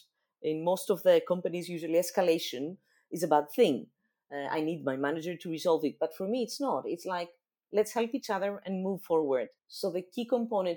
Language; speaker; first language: English; non-native, fluent; Greek